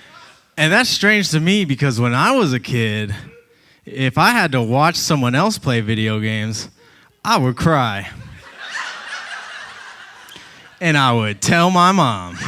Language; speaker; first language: English; native; English